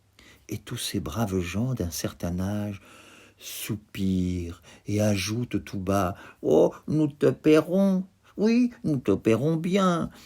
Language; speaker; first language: French; native; French